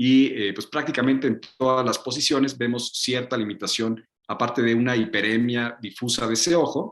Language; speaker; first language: Spanish; native; Spanish